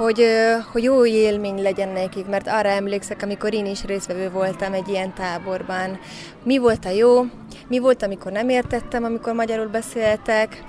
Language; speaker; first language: Hungarian; early bilingual, heritage; Hungarian